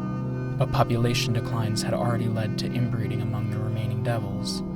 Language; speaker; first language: English; native; English